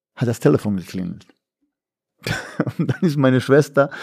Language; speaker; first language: German; non-native, fluent; Bosnian